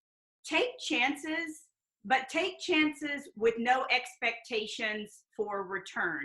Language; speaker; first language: English; native; English